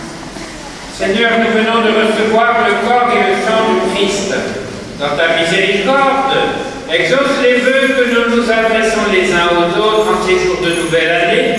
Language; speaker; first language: French; native; French